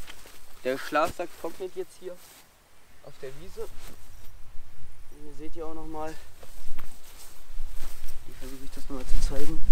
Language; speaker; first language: German; native; German